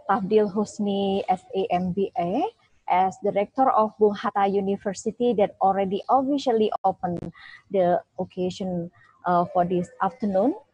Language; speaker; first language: English; non-native, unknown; Indonesian